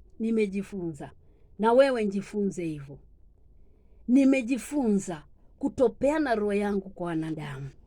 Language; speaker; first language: Swahili; non-native, local second language; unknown